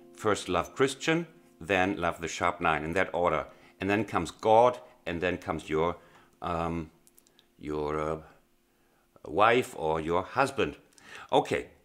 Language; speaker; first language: English; non-native, fluent; German